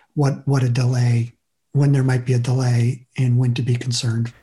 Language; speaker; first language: English; native; English